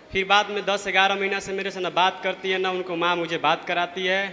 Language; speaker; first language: Hindi; native; Hindi